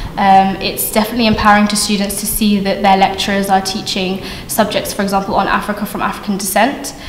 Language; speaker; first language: English; native; English